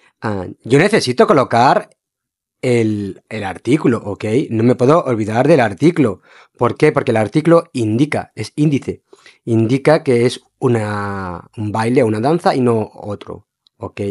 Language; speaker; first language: Spanish; non-native, fluent; Portuguese